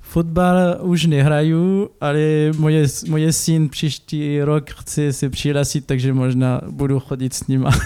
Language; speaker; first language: Czech; non-native, learner; French